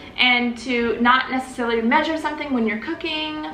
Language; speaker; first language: English; native; English